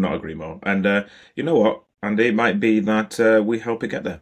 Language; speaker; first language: English; native; English